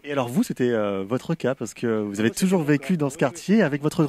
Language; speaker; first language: French; native; French